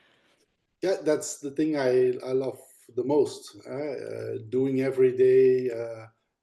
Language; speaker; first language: English; non-native, fluent; Dutch